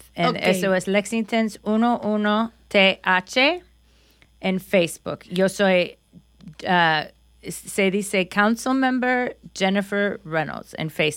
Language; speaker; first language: Spanish; non-native, fluent; English